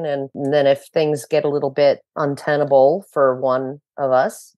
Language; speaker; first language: English; native; English